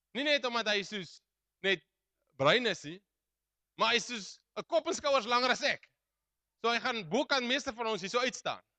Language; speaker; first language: Afrikaans; native; Afrikaans